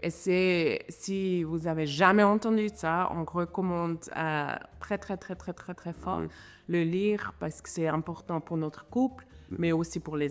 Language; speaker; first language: French; non-native, fluent; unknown